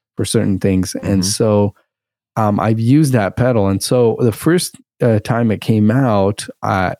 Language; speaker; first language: English; early bilingual, other home language; Russian